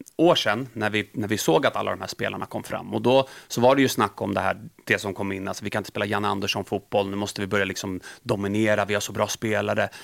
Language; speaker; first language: Swedish; native; Swedish